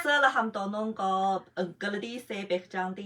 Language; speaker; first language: Hindi; non-native, fluent; Chinese